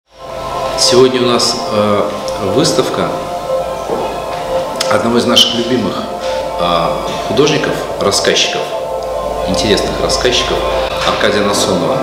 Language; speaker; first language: Russian; native; Russian